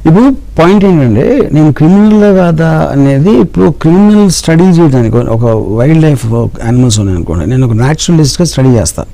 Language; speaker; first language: Telugu; native; Telugu